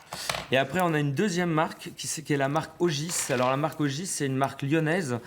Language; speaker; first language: French; native; French